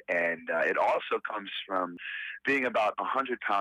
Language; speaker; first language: English; native; English